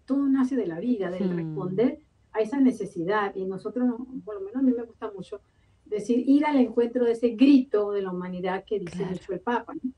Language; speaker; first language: Spanish; native; Spanish